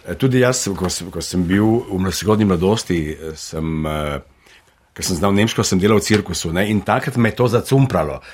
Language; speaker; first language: Slovenian; native; Slovenian